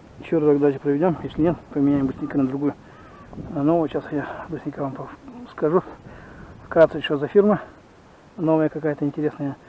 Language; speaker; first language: Russian; native; Russian